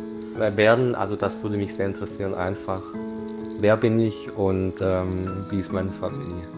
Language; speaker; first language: German; early bilingual, other home language; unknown